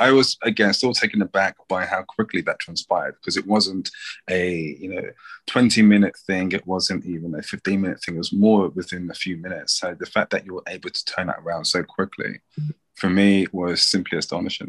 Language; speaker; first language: English; native; English